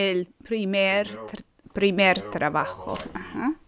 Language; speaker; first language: Spanish; non-native, fluent; English